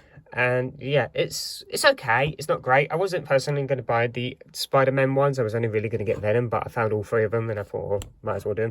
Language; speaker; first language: English; native; English